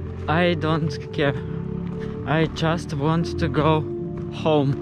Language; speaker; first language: English; non-native, learner; Russian